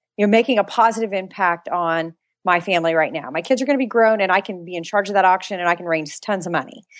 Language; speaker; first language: English; native; English